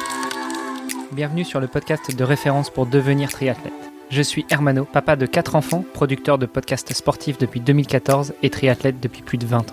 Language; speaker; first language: French; native; French